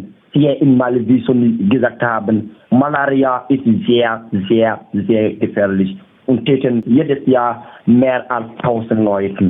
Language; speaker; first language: German; non-native, fluent; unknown